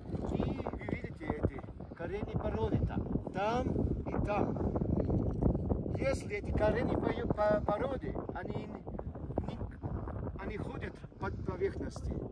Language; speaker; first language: Russian; non-native, fluent; French